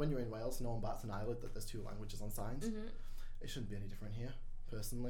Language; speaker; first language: English; native; English